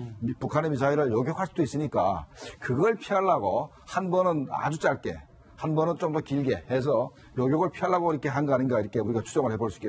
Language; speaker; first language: Korean; native; Korean